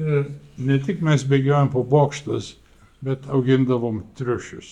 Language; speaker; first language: Lithuanian; native; Lithuanian